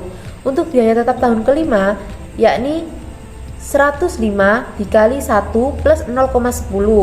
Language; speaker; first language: Indonesian; native; Indonesian